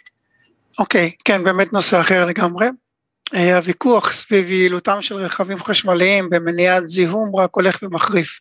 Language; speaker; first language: Hebrew; native; Hebrew